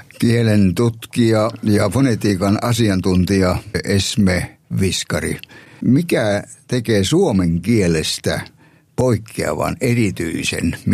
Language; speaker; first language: Finnish; native; Finnish